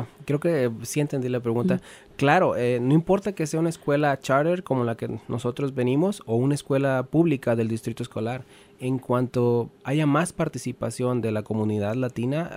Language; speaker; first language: Spanish; native; Spanish